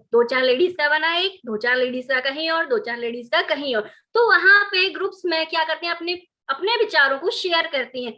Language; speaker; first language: Hindi; native; Hindi